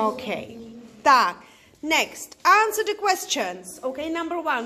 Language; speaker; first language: English; non-native, fluent; Czech